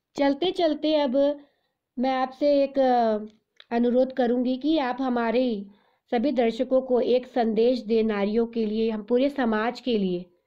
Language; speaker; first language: Hindi; native; Hindi